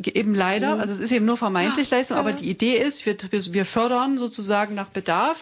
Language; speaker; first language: German; native; German